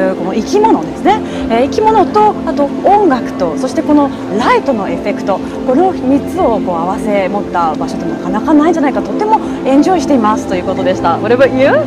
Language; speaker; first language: Japanese; native; Japanese